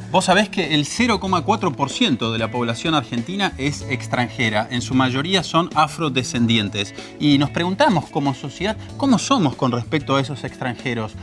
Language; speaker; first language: Spanish; native; Spanish